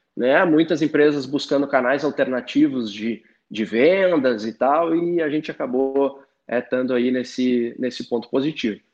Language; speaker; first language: Portuguese; native; Portuguese